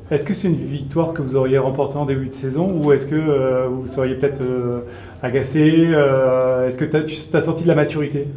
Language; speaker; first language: French; native; French